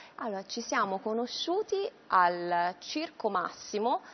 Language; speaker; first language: Italian; native; Italian